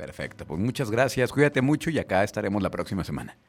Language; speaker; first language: Spanish; native; Spanish